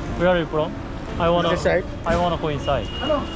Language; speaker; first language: English; non-native, learner; Korean